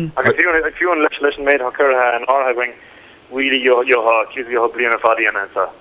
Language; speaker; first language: Irish; native; Irish